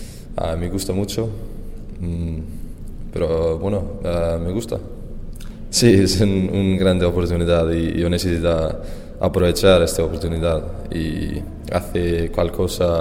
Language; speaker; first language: Spanish; non-native, learner; Icelandic